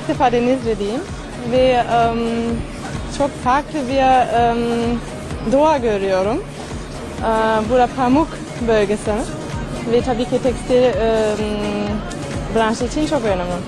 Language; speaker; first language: Turkish; non-native, fluent; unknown